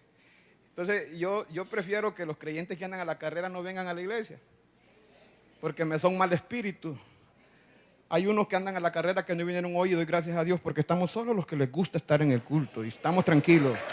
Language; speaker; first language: Spanish; native; Spanish